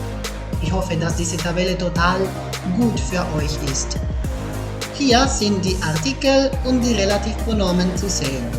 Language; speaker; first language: German; non-native, fluent; Spanish